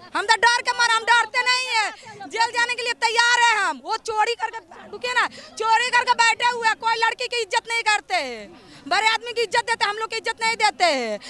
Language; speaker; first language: Hindi; native; Hindi